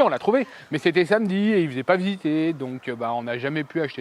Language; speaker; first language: French; native; French